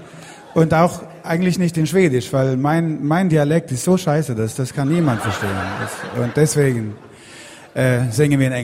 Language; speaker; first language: German; non-native, fluent; Swedish